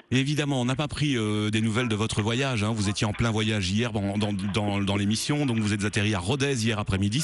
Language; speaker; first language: French; native; French